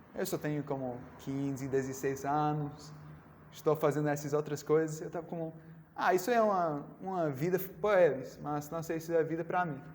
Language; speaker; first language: Portuguese; non-native, learner; English